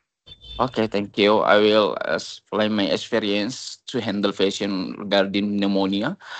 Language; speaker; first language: English; non-native, learner; Indonesian